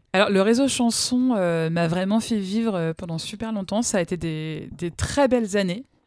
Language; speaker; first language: French; native; French